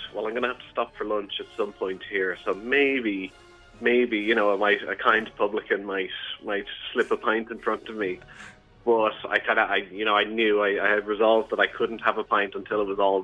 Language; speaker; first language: English; native; English